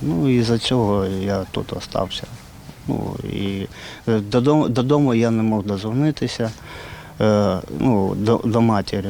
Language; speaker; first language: Ukrainian; non-native, local second language; Russian